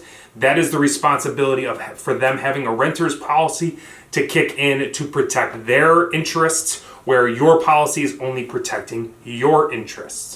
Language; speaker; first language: English; native; English